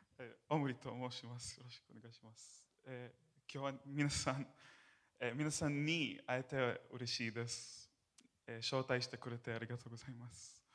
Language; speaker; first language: Japanese; non-native, learner; English